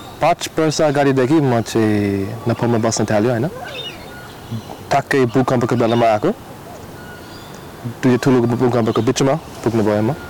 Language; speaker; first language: Nepali; non-native, learner; English